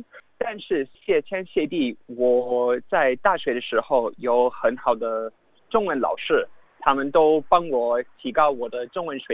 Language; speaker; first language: Chinese; non-native, fluent; English